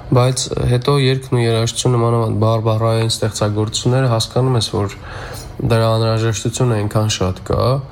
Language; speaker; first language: Armenian; native; Armenian